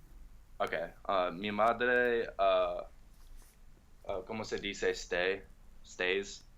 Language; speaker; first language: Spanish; non-native, learner; English